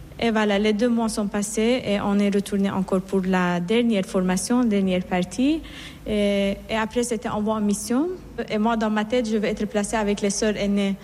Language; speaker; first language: French; non-native, fluent; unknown